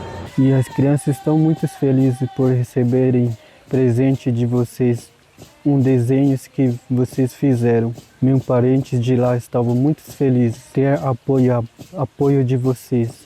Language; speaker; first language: Portuguese; non-native, local second language; Guarani